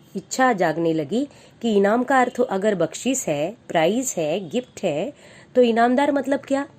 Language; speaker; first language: Hindi; non-native, local second language; Marathi